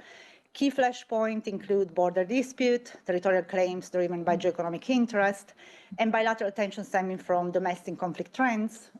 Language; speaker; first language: English; non-native, fluent; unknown